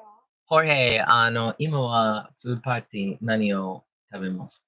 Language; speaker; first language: Japanese; non-native, learner; English